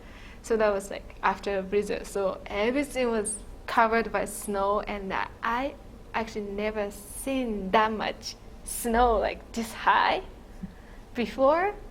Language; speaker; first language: English; non-native, fluent; Japanese